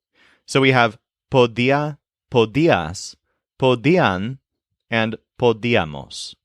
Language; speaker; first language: Spanish; non-native, fluent; English